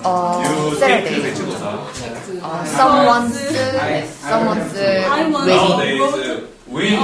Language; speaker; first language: English; non-native, learner; Korean